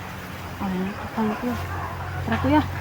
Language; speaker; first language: Filipino; non-native, local second language; Cebuano